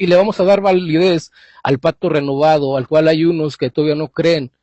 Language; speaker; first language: Spanish; native; Spanish